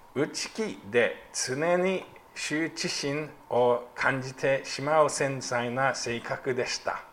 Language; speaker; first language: Japanese; non-native, fluent; English